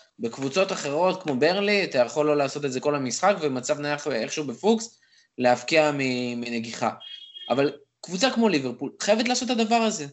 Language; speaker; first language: Hebrew; native; Hebrew